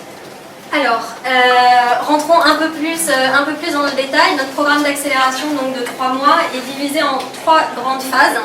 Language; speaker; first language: French; native; French